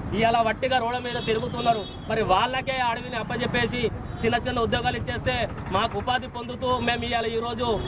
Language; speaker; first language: Telugu; non-native, local second language; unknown